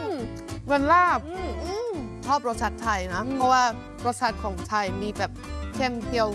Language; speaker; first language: Thai; non-native, fluent; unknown